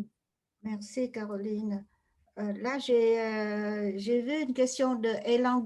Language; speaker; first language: French; non-native, fluent; Vietnamese